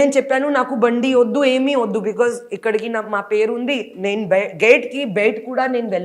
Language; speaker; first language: Telugu; non-native, local second language; Hindi